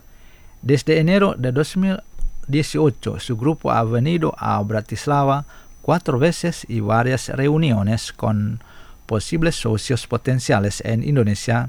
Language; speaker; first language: Spanish; non-native, fluent; Indonesian